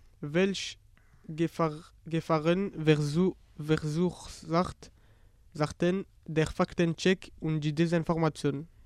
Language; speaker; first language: German; non-native, learner; French